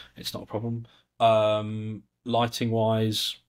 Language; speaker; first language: English; native; English